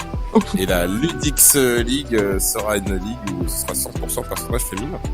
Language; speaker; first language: French; native; French